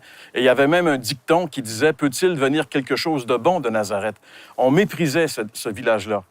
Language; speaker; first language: French; native; French